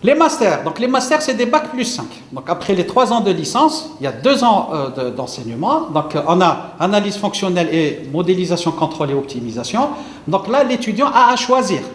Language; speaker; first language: French; non-native, local second language; Arabic